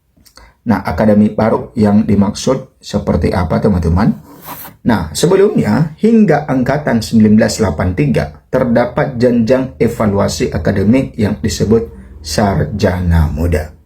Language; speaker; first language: Indonesian; native; Indonesian